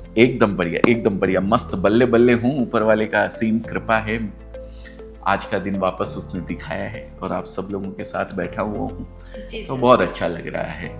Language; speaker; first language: Hindi; native; Hindi